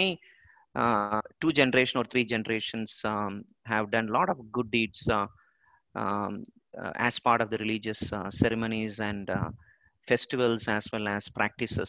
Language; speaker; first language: English; non-native, local second language; Malayalam